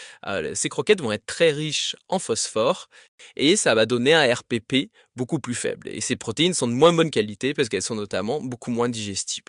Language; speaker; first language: French; native; French